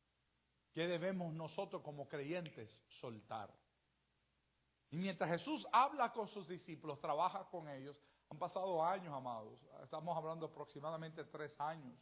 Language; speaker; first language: Spanish; native; Spanish